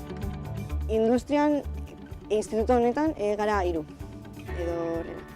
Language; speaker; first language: Basque; non-native, local second language; Spanish